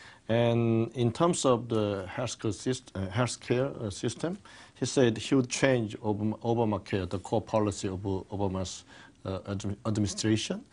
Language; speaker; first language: English; non-native, fluent; Korean